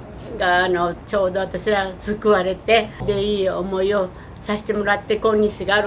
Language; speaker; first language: Japanese; native; Japanese